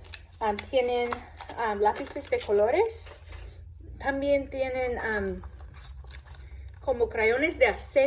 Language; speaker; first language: Spanish; non-native, learner; English